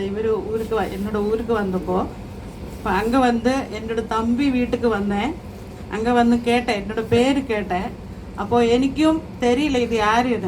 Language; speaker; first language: Tamil; non-native, learner; Malayalam